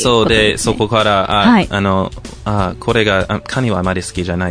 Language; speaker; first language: Japanese; non-native, fluent; English